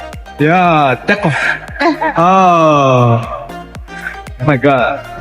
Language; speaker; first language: English; non-native, learner; Indonesian